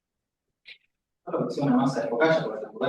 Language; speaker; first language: Spanish; native; Spanish